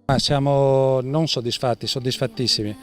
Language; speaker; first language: Italian; native; Italian